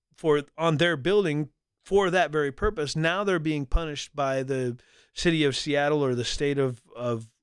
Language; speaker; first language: English; native; English